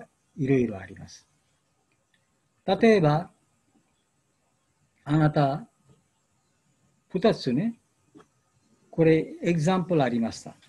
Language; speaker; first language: Japanese; non-native, learner; Bangla